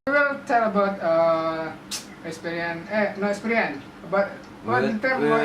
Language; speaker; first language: English; non-native, learner; Indonesian